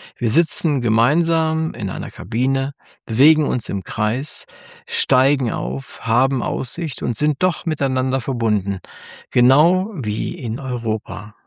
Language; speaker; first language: German; native; German